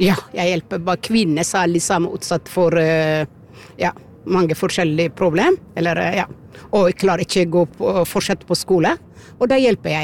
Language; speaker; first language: Norwegian; non-native, learner; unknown